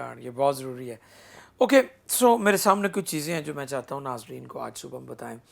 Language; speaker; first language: Urdu; non-native, local second language; Punjabi